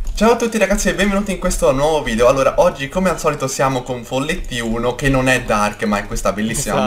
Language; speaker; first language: Italian; native; Italian